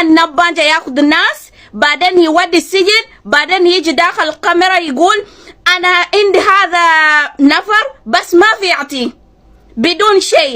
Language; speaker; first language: Arabic; non-native, learner; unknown